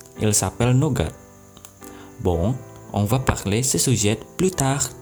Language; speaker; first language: French; non-native, learner; Indonesian